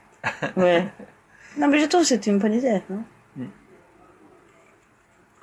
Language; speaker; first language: French; non-native, fluent; Spanish